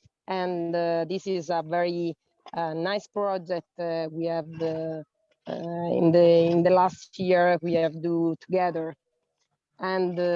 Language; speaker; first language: English; non-native, learner; Italian